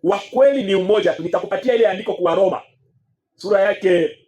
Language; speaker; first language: Swahili; native; Swahili